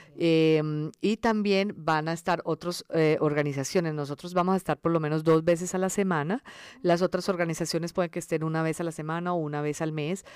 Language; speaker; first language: Spanish; early bilingual, other home language; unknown